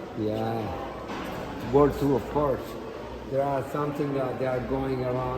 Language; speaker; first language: English; non-native, fluent; Italian